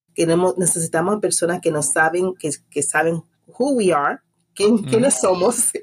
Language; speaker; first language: Spanish; native; Spanish